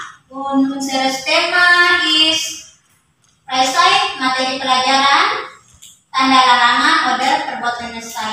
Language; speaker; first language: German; non-native, learner; Indonesian